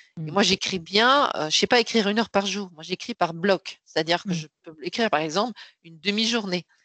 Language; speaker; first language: French; native; French